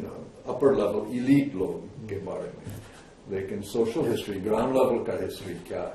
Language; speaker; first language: Hindi; non-native, fluent; English